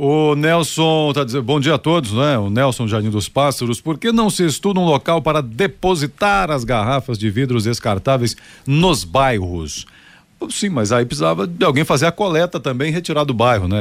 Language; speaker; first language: Portuguese; native; Portuguese